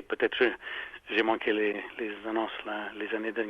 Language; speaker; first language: French; non-native, fluent; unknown